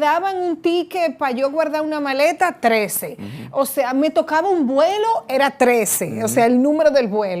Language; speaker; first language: Spanish; native; Spanish